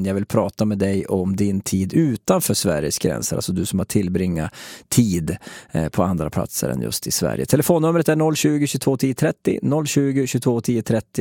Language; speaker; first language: Swedish; native; Swedish